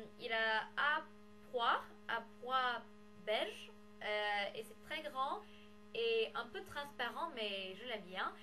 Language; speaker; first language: French; non-native, learner; English